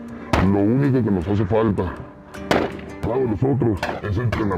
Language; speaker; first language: Spanish; native; Spanish